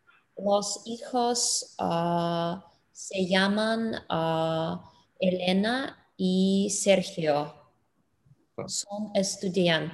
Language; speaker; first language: Spanish; non-native, learner; English